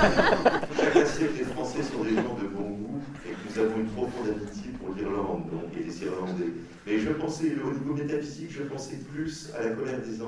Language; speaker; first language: French; native; French